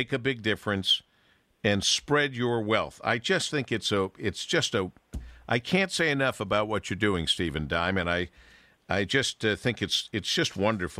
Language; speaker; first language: English; native; English